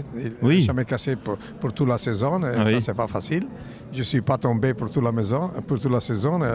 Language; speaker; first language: French; non-native, fluent; Italian